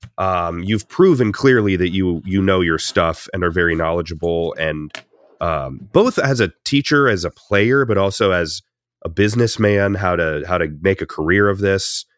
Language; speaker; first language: English; native; English